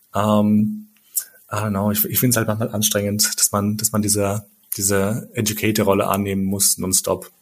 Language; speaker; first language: German; early bilingual, other home language; Albanian